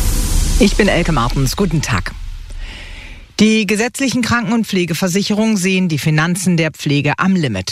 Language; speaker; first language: German; native; German